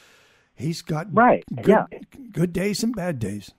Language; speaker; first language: English; native; English